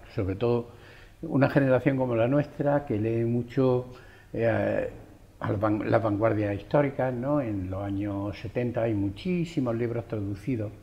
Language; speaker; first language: Spanish; native; Spanish